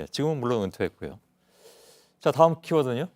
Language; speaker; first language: Korean; native; Korean